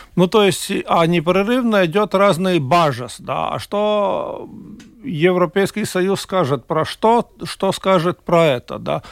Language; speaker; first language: Russian; non-native, local second language; Latvian